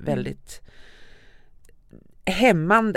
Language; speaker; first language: Swedish; native; Swedish